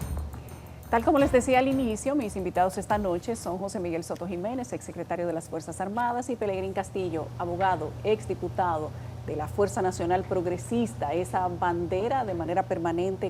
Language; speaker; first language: Spanish; native; Spanish